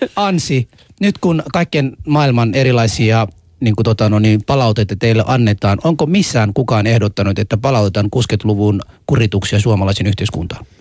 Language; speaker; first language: Finnish; early bilingual, other home language; Somali